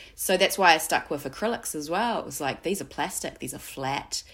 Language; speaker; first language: English; native; English